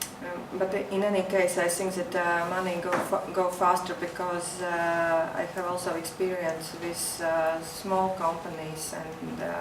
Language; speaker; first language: English; non-native, learner; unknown